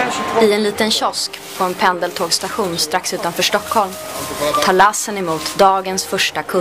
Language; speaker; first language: Swedish; native; Swedish